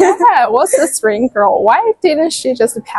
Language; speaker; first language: English; non-native, fluent; Chinese